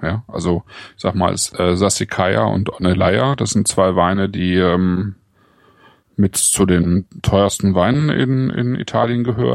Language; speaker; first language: German; native; German